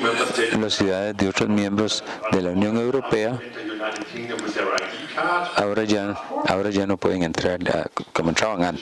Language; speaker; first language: Spanish; non-native, fluent; German